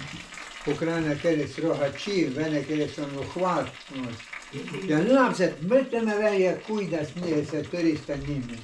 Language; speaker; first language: Estonian; non-native, learner; Ukrainian